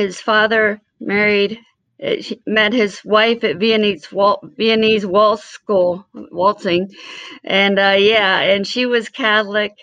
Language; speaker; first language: English; early bilingual, other home language; Spanish